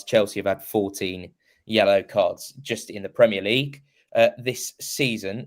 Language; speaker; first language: English; native; English